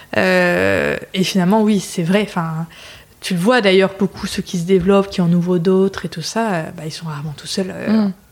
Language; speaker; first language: French; native; French